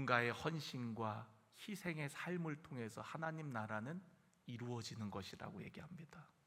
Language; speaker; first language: Korean; native; Korean